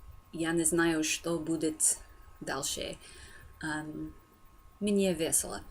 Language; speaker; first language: Russian; non-native, learner; English